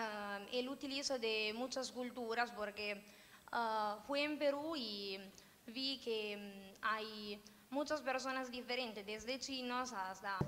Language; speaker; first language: Spanish; early bilingual, heritage; Italian